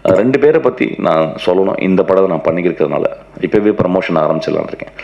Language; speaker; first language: Tamil; non-native, local second language; Malayalam